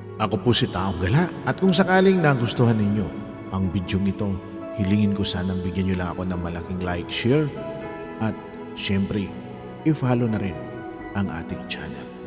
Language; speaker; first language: Filipino; native; Filipino